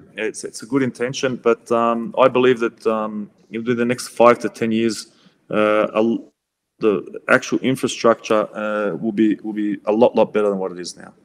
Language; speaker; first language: English; native; English